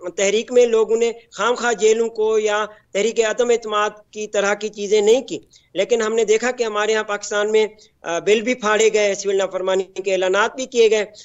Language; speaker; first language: Urdu; native; Urdu